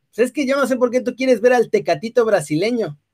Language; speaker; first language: Spanish; native; Spanish